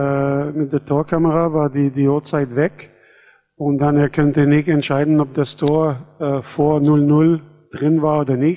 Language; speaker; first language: German; non-native, fluent; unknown